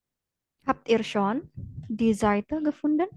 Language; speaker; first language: German; non-native, fluent; Indonesian